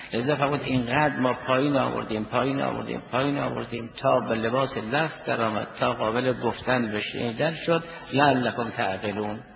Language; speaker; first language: Persian; native; Persian